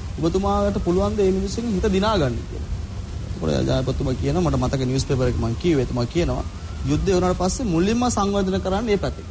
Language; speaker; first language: Sinhala; non-native, local second language; Tamil